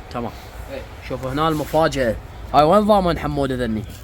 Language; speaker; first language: Arabic; native; Arabic